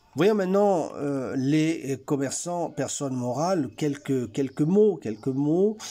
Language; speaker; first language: French; non-native, local second language; Arabic